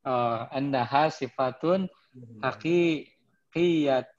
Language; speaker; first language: Arabic; non-native, learner; Indonesian